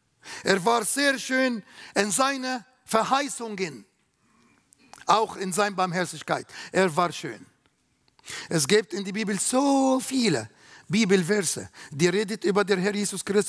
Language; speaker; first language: German; non-native, learner; Arabic